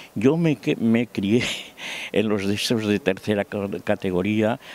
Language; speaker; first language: Spanish; native; Spanish